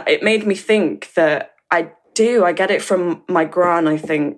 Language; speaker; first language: English; native; English